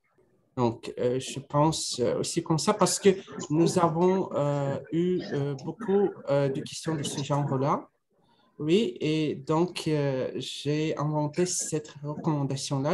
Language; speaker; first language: French; non-native, fluent; Russian